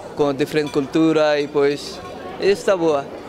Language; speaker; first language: Portuguese; non-native, learner; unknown